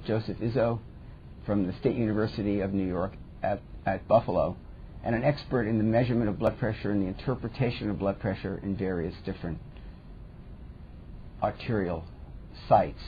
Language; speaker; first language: English; native; English